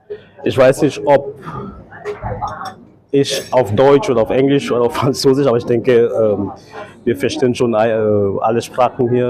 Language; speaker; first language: German; non-native, fluent; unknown